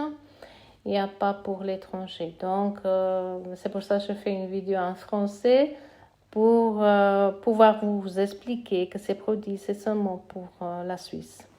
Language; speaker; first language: French; non-native, fluent; Italian